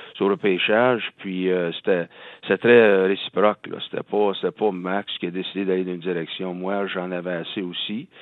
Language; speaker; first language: French; native; French